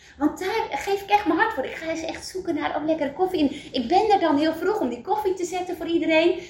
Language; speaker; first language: Dutch; native; Dutch